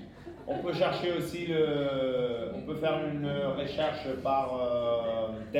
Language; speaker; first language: French; non-native, fluent; Spanish